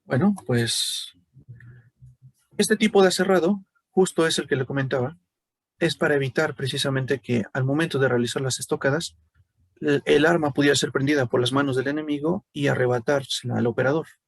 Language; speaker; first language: Spanish; native; Spanish